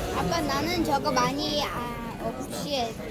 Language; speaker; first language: Korean; early bilingual, other home language; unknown